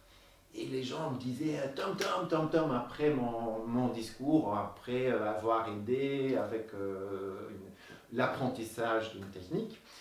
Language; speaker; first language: French; non-native, local second language; Dutch